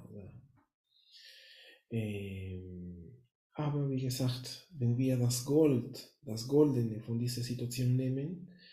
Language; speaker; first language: German; non-native, fluent; Spanish